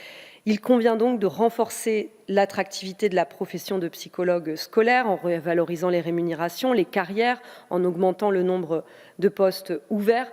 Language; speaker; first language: French; native; French